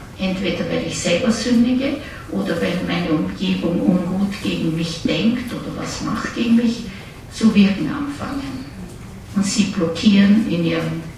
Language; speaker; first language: German; native; German